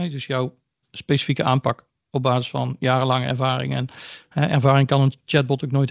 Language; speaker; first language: Dutch; native; Dutch